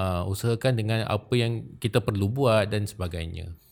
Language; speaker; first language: Malay; native; Malay